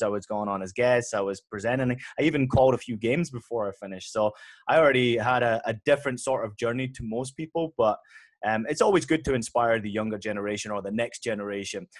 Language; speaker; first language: English; native; English